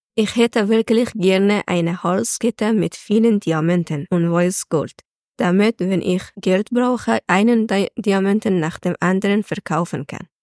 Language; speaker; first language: German; non-native, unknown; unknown